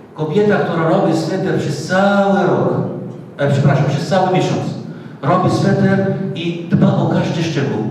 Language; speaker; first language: Polish; non-native, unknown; Arabic